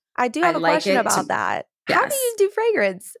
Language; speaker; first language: English; native; English